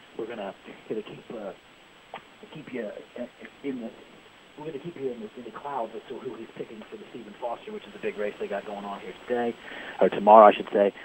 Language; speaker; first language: English; native; English